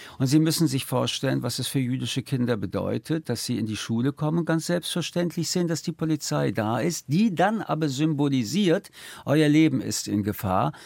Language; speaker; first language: German; early bilingual, other home language; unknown